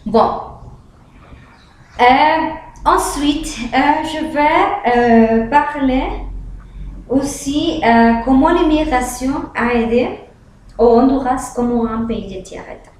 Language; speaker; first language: French; non-native, learner; Spanish